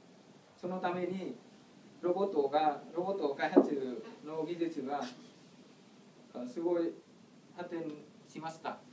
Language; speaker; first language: Japanese; non-native, learner; Vietnamese